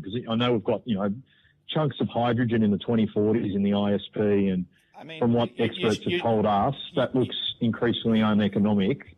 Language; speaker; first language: English; native; English